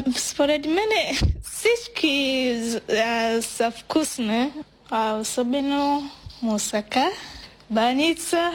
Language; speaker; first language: Bulgarian; non-native, learner; Swahili